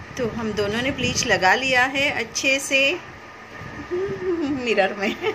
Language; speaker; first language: Hindi; native; Hindi